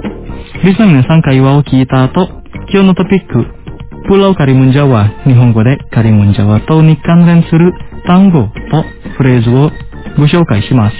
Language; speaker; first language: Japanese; non-native, fluent; Indonesian